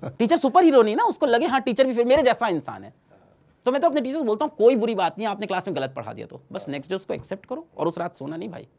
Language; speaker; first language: Hindi; native; Hindi